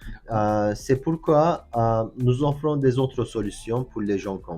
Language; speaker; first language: French; non-native, learner; Turkish